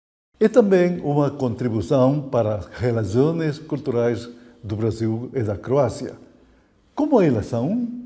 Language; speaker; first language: Portuguese; non-native, fluent; Croatian